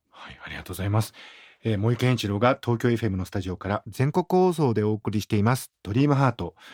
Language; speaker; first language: Japanese; native; Japanese